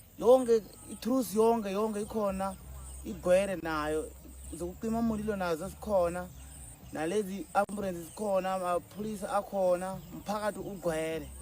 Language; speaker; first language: Zulu; non-native, fluent; Tsonga